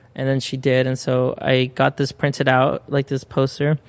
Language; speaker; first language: English; early bilingual, other home language; Spanish